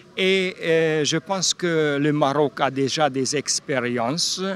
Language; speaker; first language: French; non-native, local second language; Hungarian